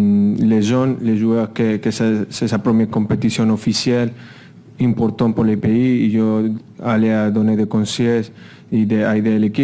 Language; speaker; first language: French; non-native, fluent; Spanish